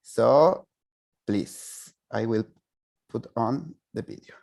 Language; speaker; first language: English; non-native, fluent; Spanish